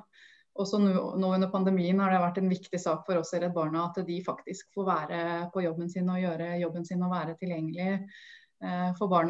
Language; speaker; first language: Norwegian; native; Norwegian